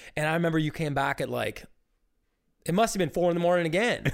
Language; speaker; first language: English; native; English